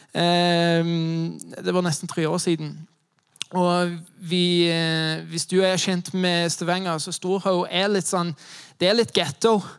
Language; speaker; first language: Norwegian; non-native, fluent; English